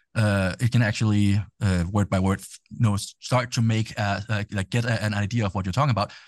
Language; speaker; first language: English; non-native, fluent; Danish